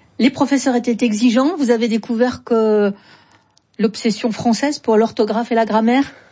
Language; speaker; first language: French; native; French